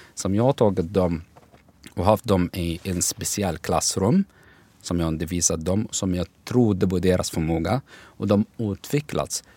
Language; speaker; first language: Swedish; non-native, fluent; Arabic